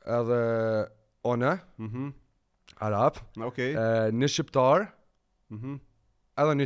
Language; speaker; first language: Albanian; non-native, learner; Arabic